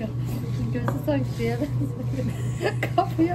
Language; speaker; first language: Turkish; native; Turkish